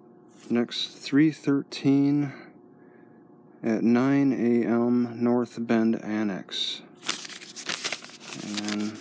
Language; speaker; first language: English; native; English